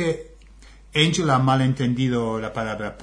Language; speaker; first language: Spanish; non-native, fluent; English